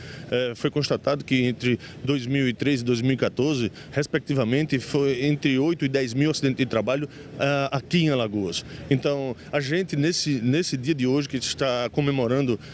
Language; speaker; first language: Portuguese; native; Portuguese